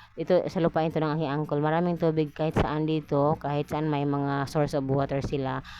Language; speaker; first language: Filipino; non-native, local second language; Cebuano